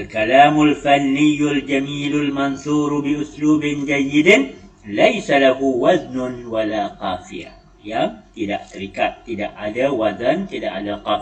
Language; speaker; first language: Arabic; non-native, fluent; Malay